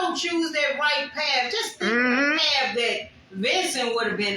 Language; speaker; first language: English; native; English